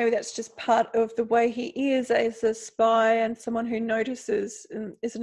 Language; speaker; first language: English; native; English